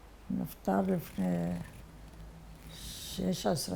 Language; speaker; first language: Hebrew; non-native, fluent; Arabic